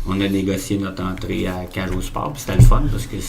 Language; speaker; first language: French; native; French